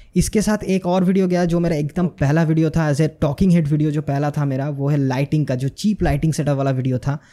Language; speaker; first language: Hindi; non-native, local second language; Bangla